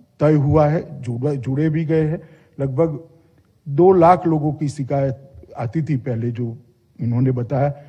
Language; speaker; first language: Hindi; non-native, local second language; Gujarati